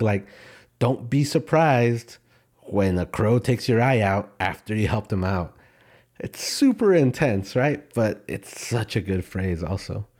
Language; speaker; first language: English; early bilingual, other home language; Spanish